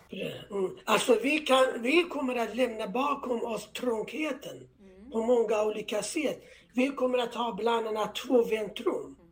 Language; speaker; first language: Swedish; non-native, fluent; Persian